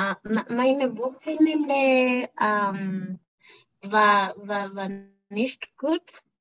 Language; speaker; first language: German; non-native, learner; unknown